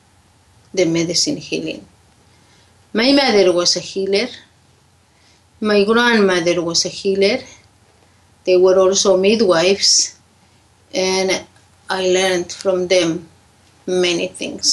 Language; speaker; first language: English; non-native, fluent; Spanish